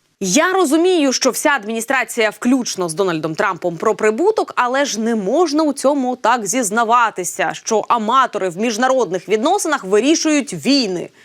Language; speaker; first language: Ukrainian; native; Ukrainian